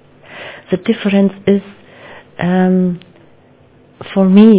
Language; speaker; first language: English; non-native, learner; German